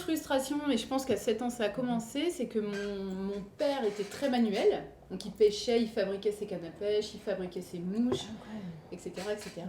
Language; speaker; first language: French; native; French